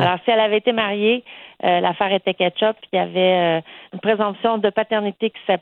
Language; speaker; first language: French; native; French